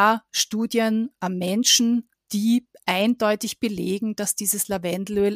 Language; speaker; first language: German; native; German